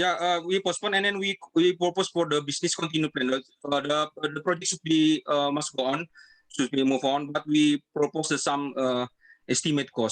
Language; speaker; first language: English; non-native, learner; Indonesian